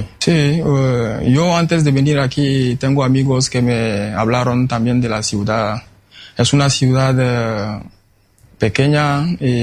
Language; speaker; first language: Spanish; non-native, fluent; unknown